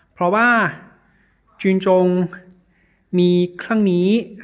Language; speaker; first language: Thai; non-native, learner; Chinese